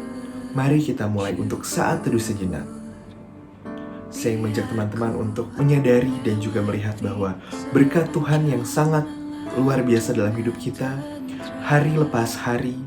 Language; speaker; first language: Indonesian; native; Indonesian